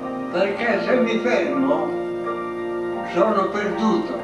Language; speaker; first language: Italian; non-native, local second language; Sardinian